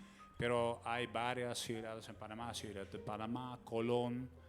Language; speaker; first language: Spanish; non-native, fluent; Dutch